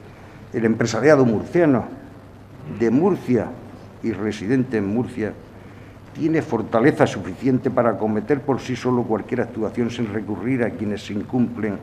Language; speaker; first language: Spanish; native; Spanish